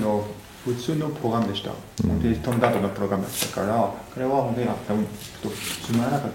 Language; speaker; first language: Japanese; non-native, fluent; French